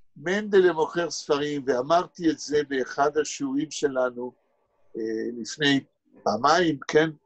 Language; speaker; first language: Hebrew; non-native, fluent; Yiddish